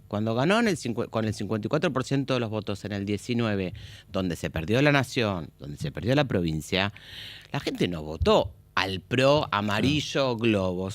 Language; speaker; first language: Spanish; native; Spanish